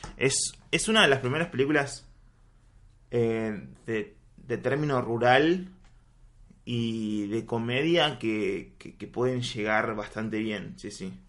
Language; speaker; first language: Spanish; native; Spanish